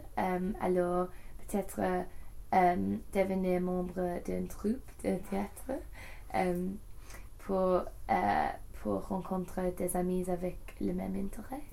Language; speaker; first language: French; non-native, learner; English